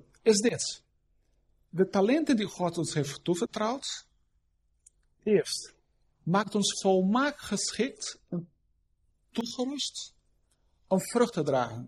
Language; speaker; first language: Dutch; non-native, fluent; Portuguese